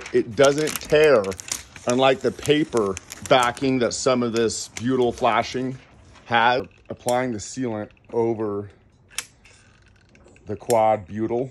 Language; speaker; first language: English; native; English